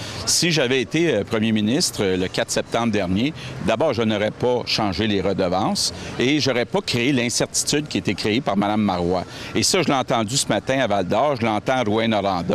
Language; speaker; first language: French; native; French